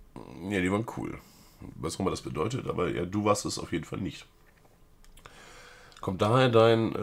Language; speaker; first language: German; native; German